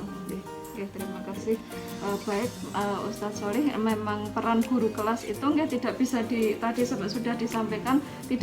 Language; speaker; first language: Indonesian; native; Indonesian